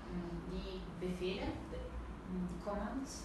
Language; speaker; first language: German; non-native, learner; Italian